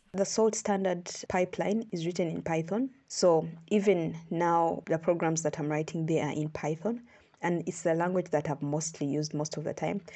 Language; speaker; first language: English; non-native, local second language; Ganda